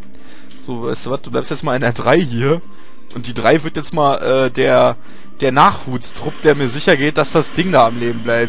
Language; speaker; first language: German; native; German